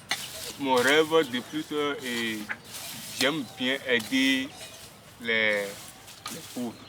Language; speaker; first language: French; non-native, local second language; Fon